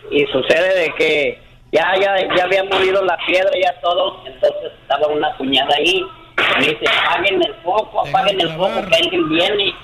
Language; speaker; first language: Spanish; native; Spanish